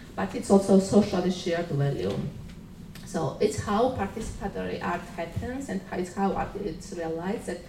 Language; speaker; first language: English; non-native, fluent; Georgian